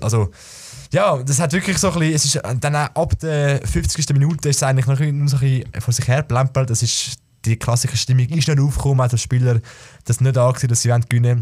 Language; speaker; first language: German; native; German